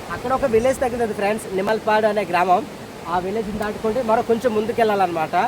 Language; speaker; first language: Telugu; non-native, local second language; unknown